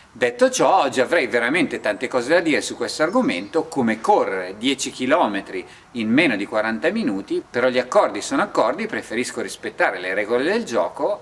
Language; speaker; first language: Italian; native; Italian